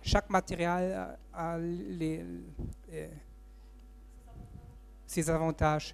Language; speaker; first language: French; non-native, fluent; German